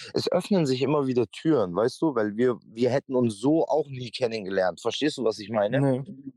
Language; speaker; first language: German; native; German